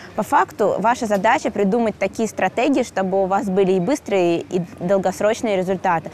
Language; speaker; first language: Russian; native; Russian